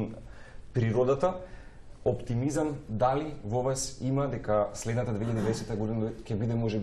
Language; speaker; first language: Macedonian; native; Macedonian